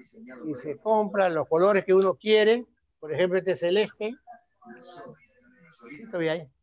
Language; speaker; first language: Spanish; native; Spanish